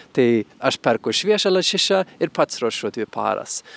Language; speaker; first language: Lithuanian; non-native, fluent; Italian